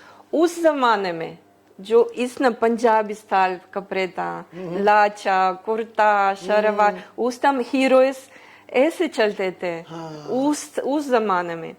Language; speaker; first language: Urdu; early bilingual, heritage; Greek